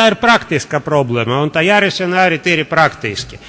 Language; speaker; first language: Latvian; non-native, local second language; Russian